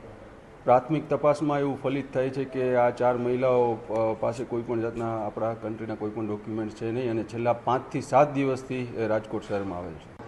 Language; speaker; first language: Gujarati; native; Gujarati